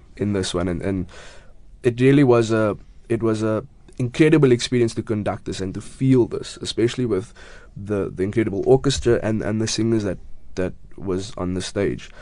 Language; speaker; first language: English; native; English